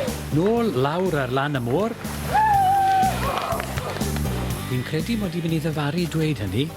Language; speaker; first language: Welsh; native; Welsh